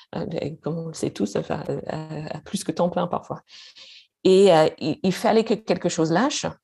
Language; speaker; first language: French; non-native, fluent; English